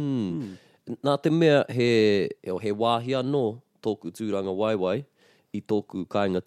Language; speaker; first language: Māori; non-native, local second language; English